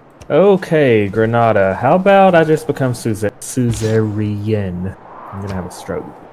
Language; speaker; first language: English; native; English